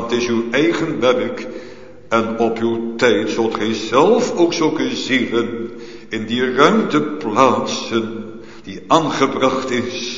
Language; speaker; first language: Dutch; native; Dutch